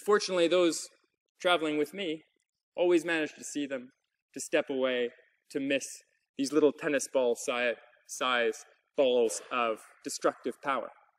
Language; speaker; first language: English; native; English